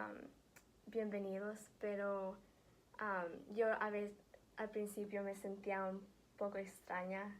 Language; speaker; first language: Spanish; early bilingual, heritage; Spanish